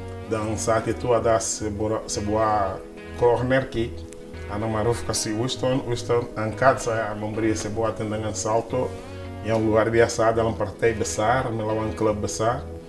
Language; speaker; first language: Indonesian; non-native, fluent; Portuguese